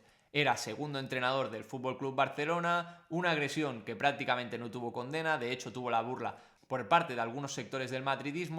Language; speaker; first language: Spanish; native; Spanish